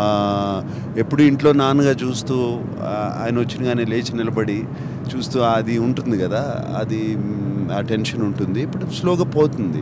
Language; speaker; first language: Telugu; native; Telugu